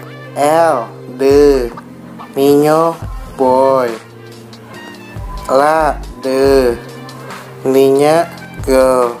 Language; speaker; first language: Spanish; non-native, learner; Indonesian